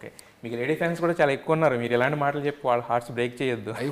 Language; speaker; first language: Telugu; native; Telugu